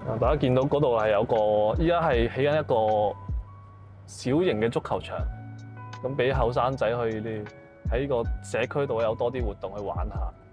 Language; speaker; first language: Cantonese; native; Cantonese